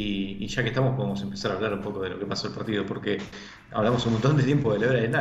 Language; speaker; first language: Spanish; native; Spanish